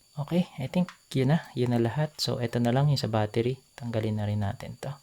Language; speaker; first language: Filipino; native; Filipino